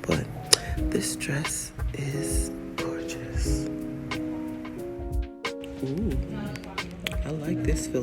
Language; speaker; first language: English; native; English